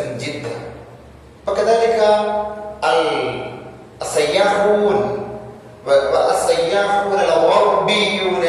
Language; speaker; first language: Arabic; non-native, fluent; Malayalam